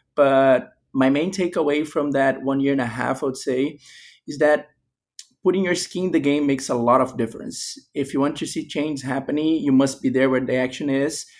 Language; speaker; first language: English; non-native, fluent; Portuguese